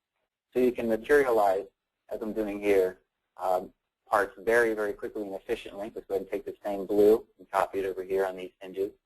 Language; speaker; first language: English; native; English